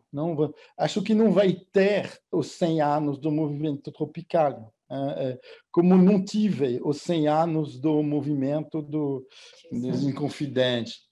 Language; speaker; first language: Portuguese; non-native, fluent; French